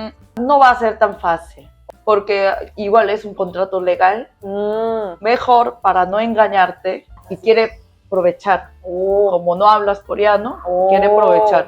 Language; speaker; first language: Spanish; non-native, learner; Korean